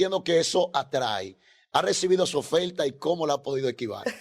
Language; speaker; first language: Spanish; native; Spanish